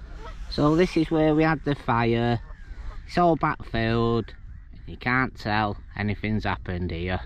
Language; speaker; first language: English; native; English